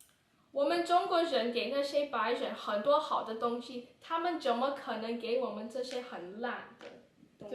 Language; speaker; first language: Chinese; non-native, learner; English